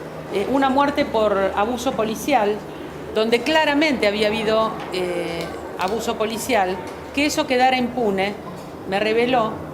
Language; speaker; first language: Spanish; native; Spanish